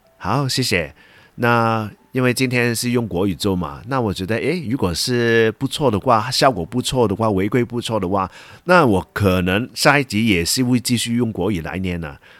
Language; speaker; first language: Chinese; non-native, local second language; Cantonese